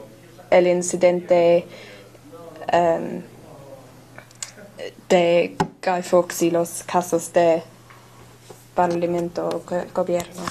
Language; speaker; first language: Spanish; non-native, learner; English